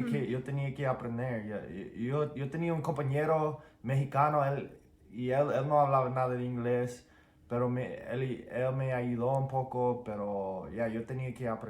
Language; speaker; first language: Spanish; non-native, fluent; English